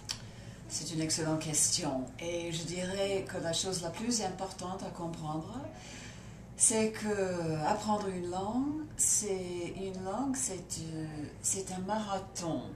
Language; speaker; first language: French; non-native, fluent; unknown